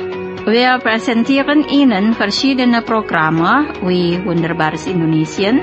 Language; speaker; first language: German; non-native, fluent; Indonesian